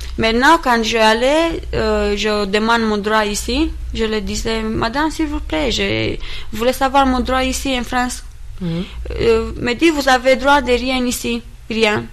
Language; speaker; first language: French; non-native, learner; Romanian